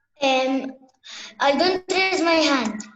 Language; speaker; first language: English; non-native, learner; Arabic